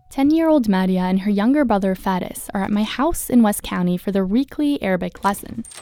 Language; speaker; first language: English; early bilingual, other home language; Arabic